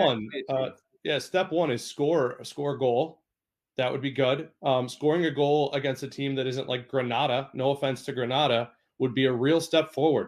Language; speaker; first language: English; native; English